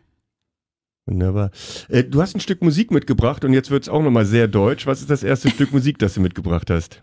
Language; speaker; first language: German; native; German